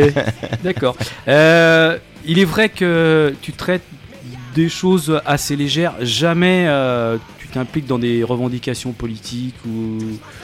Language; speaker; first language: French; native; French